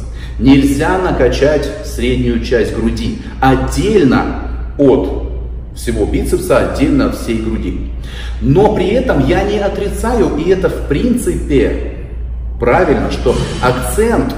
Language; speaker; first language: Russian; native; Russian